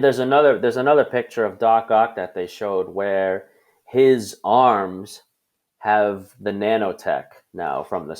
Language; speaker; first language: English; native; English